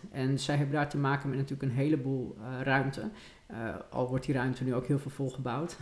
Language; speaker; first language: Dutch; native; Dutch